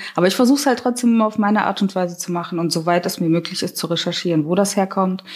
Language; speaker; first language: German; early bilingual, other home language; Russian